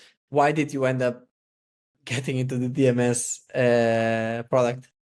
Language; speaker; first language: English; non-native, fluent; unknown